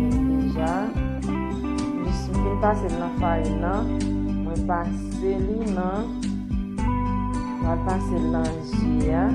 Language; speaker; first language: French; non-native, learner; Haitian Creole